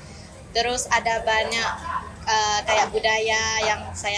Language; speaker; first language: Indonesian; non-native, learner; Thai